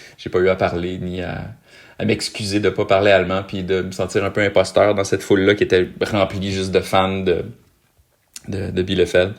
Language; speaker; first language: French; native; French